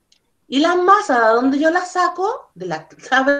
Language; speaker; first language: Spanish; native; Spanish